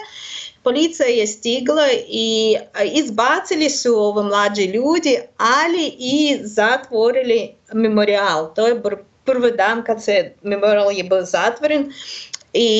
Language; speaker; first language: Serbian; non-native, learner; Russian